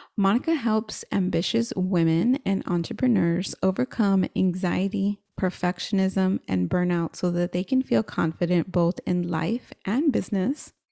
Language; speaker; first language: English; native; English